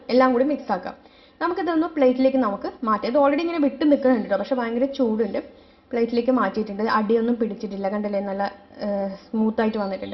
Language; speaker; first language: Malayalam; native; Malayalam